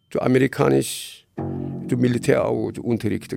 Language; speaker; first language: German; non-native, learner; Korean